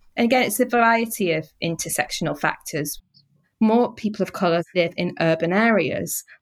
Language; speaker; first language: English; native; English